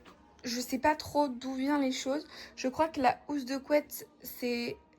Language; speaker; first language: French; native; French